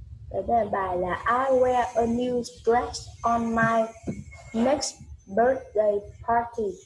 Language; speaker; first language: English; non-native, fluent; Vietnamese